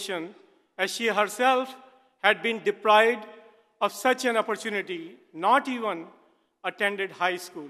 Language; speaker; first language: English; non-native, local second language; Hindi